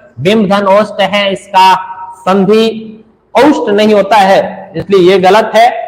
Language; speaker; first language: Hindi; native; Hindi